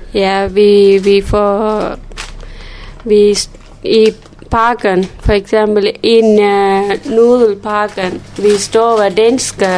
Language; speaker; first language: Danish; non-native, learner; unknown